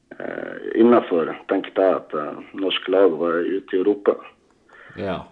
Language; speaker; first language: Norwegian; non-native, fluent; Tibetan